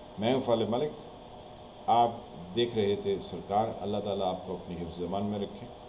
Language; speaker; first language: Urdu; non-native, local second language; Punjabi